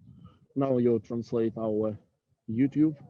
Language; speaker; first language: English; non-native, learner; Russian